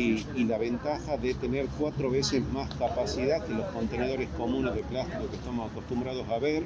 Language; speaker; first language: Spanish; native; Spanish